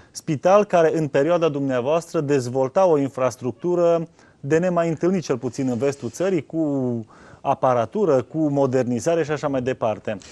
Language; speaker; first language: Romanian; native; Romanian